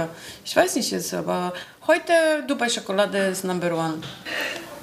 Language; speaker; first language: German; non-native, learner; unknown